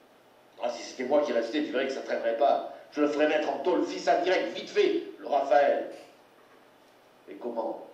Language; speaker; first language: French; native; French